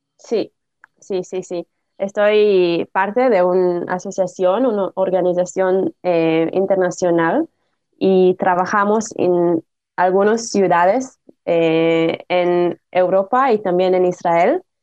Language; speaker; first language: Spanish; non-native, learner; Hebrew